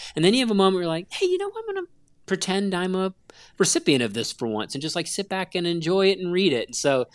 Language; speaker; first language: English; native; English